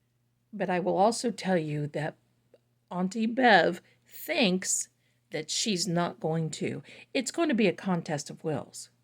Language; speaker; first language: English; native; English